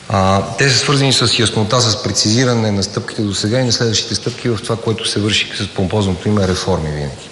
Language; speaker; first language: Bulgarian; native; Bulgarian